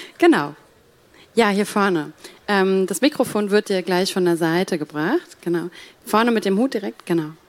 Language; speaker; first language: German; native; German